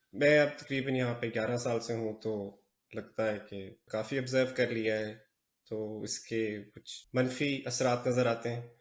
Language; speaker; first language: Urdu; native; Urdu